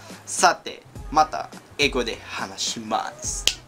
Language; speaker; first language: Japanese; non-native, learner; Filipino